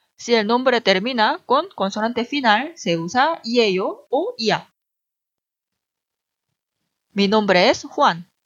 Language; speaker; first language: Spanish; non-native, fluent; Korean